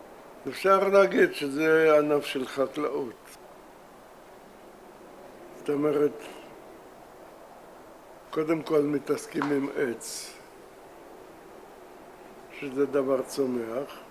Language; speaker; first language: Hebrew; non-native, fluent; Russian